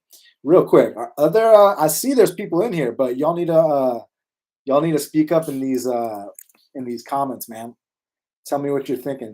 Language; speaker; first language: English; native; English